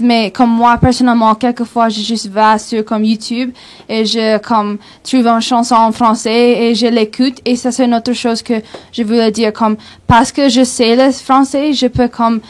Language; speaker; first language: French; non-native, local second language; English